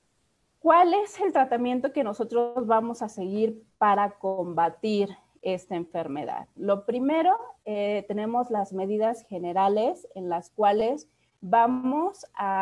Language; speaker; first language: Spanish; native; Spanish